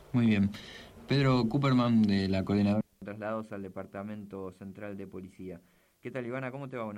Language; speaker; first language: Spanish; native; Spanish